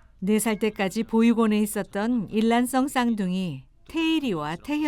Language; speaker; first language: Korean; native; Korean